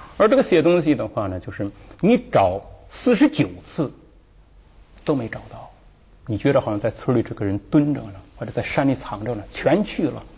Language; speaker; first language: Chinese; native; Chinese